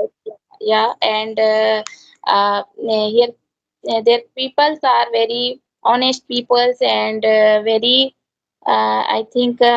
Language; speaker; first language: English; non-native, learner; Hindi